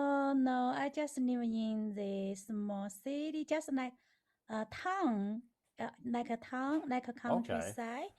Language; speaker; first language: English; non-native, learner; Chinese